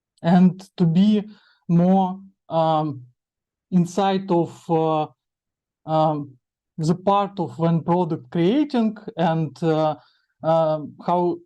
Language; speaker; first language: English; non-native, learner; Russian